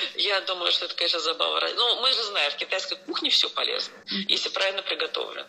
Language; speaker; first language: Russian; native; Russian